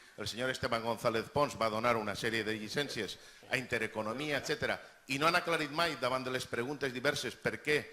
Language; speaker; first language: Catalan; native; Catalan